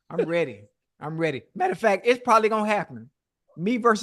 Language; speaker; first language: English; native; English